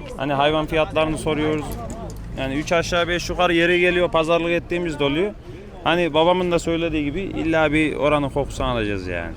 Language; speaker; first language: Turkish; native; Turkish